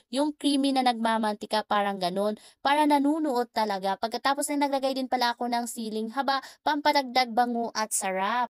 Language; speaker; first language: Filipino; native; Filipino